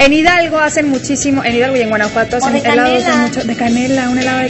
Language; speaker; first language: Spanish; native; Spanish